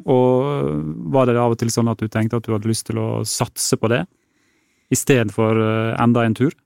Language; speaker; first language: Norwegian; native; Norwegian